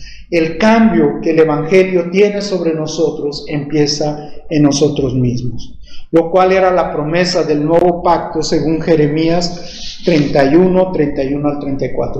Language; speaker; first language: Spanish; native; Spanish